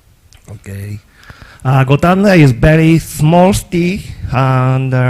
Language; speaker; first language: English; non-native, learner; Japanese